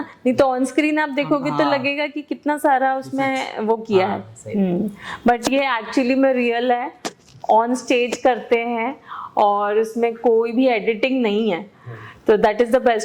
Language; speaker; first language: Hindi; native; Hindi